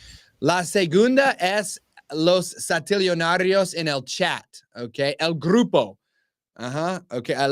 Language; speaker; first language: Spanish; non-native, learner; English